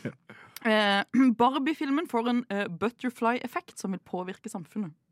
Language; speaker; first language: Norwegian; native; Norwegian